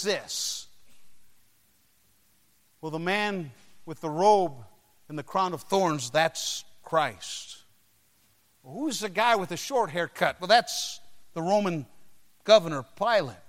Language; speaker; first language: English; native; English